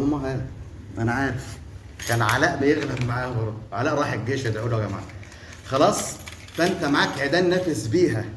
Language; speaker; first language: Arabic; native; Arabic